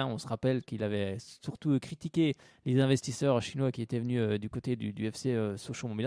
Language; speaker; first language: French; native; French